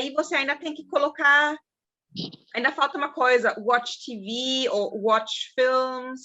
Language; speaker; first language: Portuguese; non-native, fluent; German